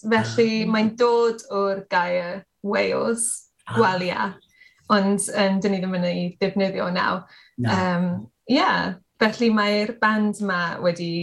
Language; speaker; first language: Welsh; non-native, learner; English